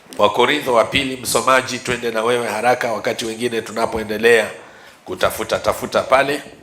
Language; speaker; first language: Swahili; non-native, local second language; Luyia